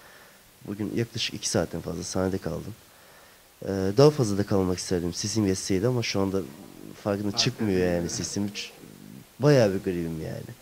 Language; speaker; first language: Turkish; native; Turkish